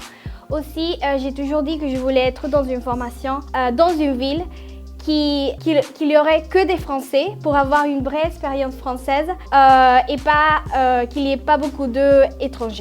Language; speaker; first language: French; non-native, fluent; Spanish